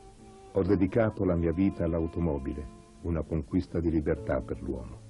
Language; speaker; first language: Italian; native; Italian